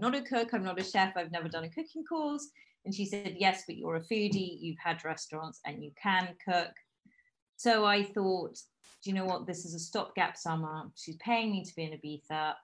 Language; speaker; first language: English; native; English